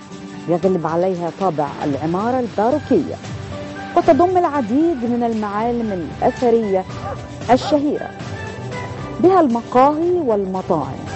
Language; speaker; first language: Arabic; native; Arabic